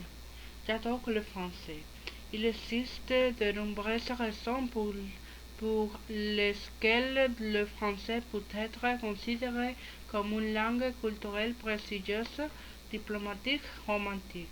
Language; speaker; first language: French; non-native, learner; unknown